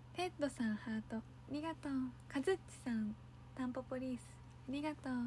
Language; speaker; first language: Japanese; native; Japanese